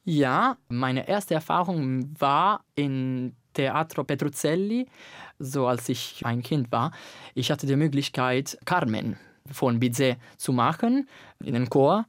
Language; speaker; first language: German; non-native, fluent; Italian